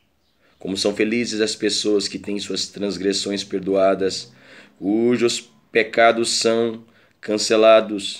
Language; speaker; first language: Portuguese; native; Portuguese